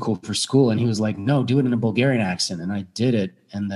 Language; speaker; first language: English; non-native, fluent; Bulgarian